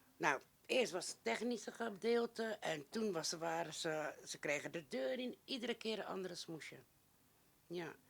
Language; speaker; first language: Dutch; native; Dutch